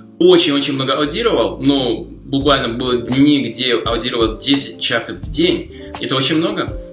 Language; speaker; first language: Russian; non-native, fluent; Slovak